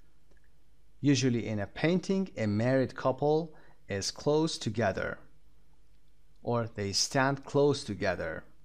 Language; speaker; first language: English; non-native, fluent; Persian